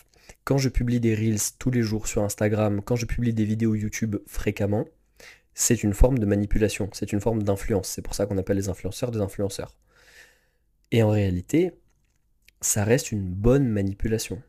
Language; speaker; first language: French; native; French